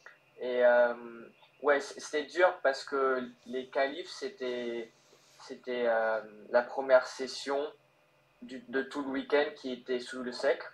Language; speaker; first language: French; early bilingual, heritage; French